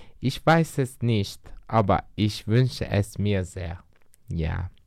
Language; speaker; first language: German; non-native, learner; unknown